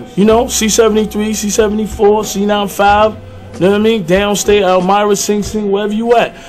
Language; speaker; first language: English; native; English